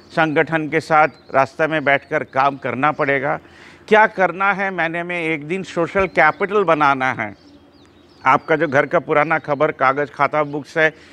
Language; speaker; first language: Hindi; non-native, local second language; Bangla